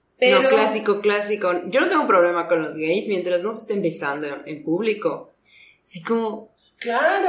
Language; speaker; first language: Spanish; native; Spanish